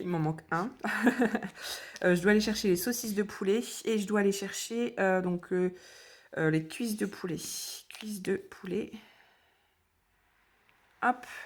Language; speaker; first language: French; native; French